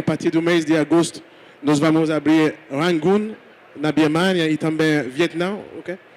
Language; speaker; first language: Portuguese; non-native, fluent; French